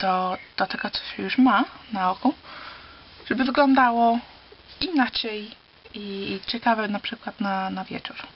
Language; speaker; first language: Polish; early bilingual, heritage; Polish